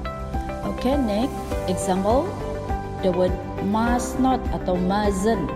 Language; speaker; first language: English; non-native, learner; Indonesian